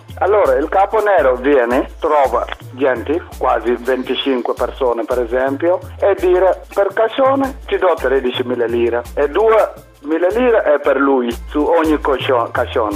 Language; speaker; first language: Italian; non-native, learner; Arabic